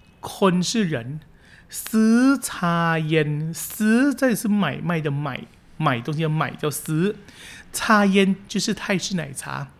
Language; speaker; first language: Chinese; early bilingual, heritage; Chinese